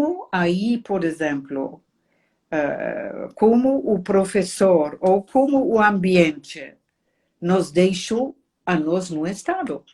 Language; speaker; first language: Portuguese; non-native, fluent; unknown